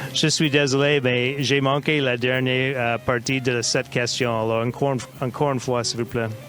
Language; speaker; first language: French; non-native, learner; English